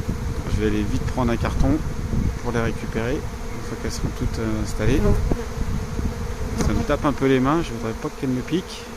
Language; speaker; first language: French; native; French